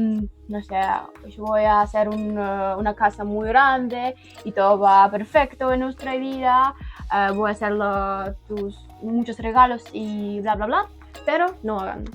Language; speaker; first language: Spanish; non-native, learner; Ukrainian